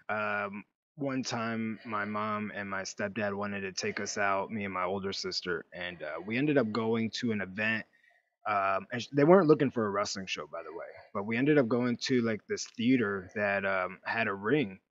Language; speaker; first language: English; native; English